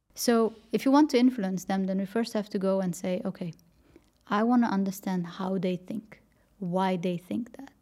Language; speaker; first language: English; non-native, fluent; Dutch